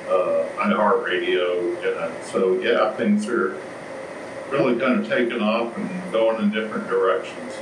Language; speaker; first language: English; native; English